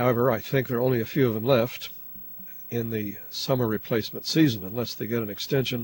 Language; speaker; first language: English; native; English